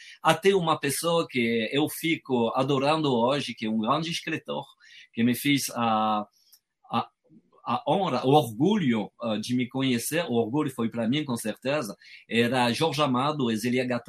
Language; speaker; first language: Portuguese; non-native, fluent; French